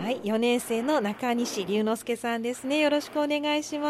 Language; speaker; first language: Japanese; native; Japanese